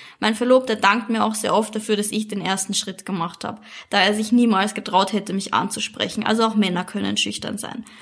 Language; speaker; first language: German; native; German